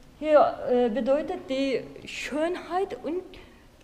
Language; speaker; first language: German; non-native, learner; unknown